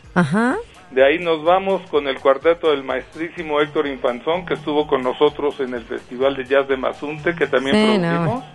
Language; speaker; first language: Spanish; native; Spanish